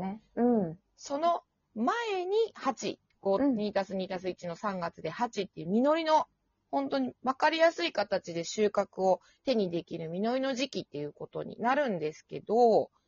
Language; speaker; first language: Japanese; native; Japanese